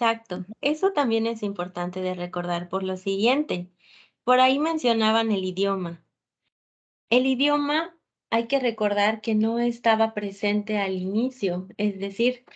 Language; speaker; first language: Spanish; native; Spanish